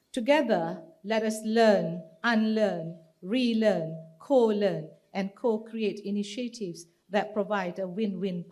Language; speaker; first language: English; non-native, local second language; Malay